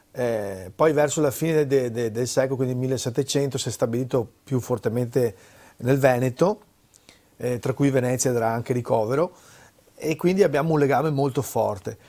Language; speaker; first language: Italian; native; Italian